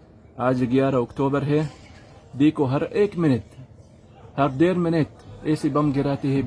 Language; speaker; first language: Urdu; non-native, learner; Arabic